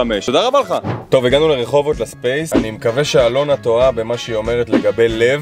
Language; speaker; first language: Hebrew; native; Hebrew